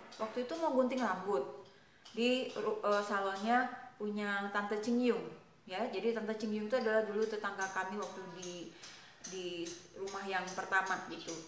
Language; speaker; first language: Indonesian; native; Indonesian